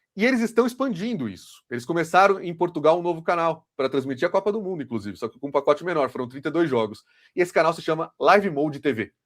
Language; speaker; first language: Portuguese; native; Portuguese